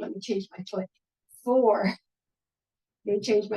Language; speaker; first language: English; native; English